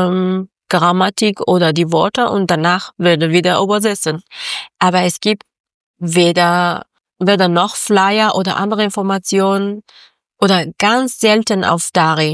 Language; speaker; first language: German; non-native, learner; Persian